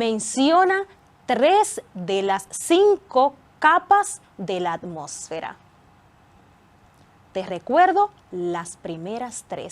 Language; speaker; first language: Spanish; native; Spanish